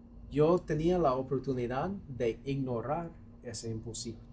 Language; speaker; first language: Spanish; non-native, fluent; English